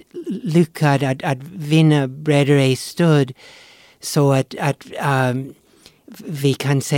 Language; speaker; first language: Swedish; non-native, fluent; English